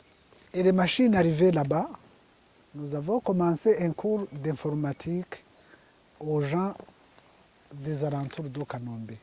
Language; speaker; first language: French; non-native, local second language; Kinyarwanda